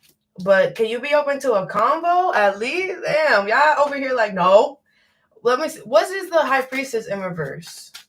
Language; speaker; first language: English; native; English